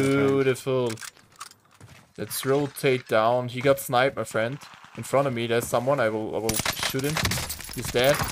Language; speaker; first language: English; non-native, learner; German